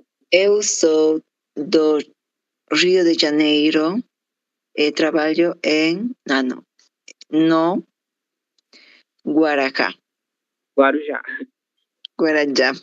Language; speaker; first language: Portuguese; non-native, learner; Spanish